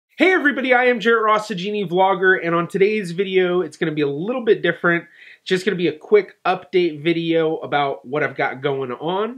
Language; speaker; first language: English; native; English